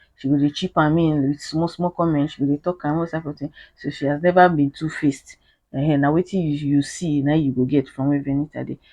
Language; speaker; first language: Nigerian Pidgin; native; Nigerian Pidgin